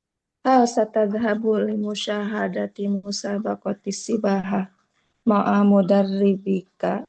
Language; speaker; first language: Arabic; non-native, learner; Indonesian